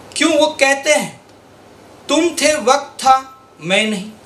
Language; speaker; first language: Hindi; non-native, local second language; Marathi